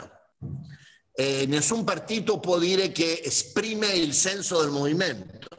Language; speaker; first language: Italian; non-native, fluent; Spanish